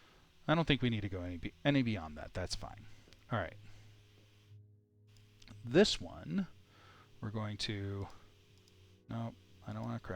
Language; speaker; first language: English; native; English